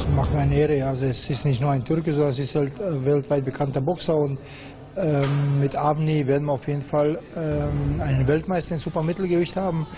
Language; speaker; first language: German; native; German